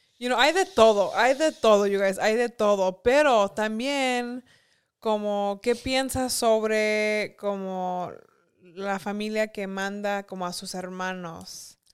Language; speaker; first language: Spanish; early bilingual, heritage; Spanish